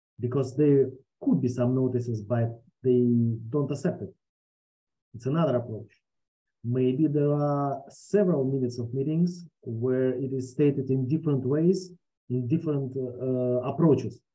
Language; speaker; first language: English; non-native, fluent; Russian